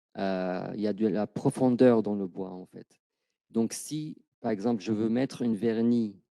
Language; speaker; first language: French; non-native, fluent; Arabic